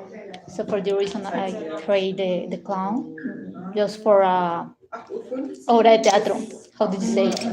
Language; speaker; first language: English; non-native, learner; Spanish